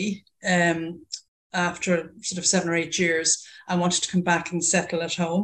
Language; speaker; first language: English; native; English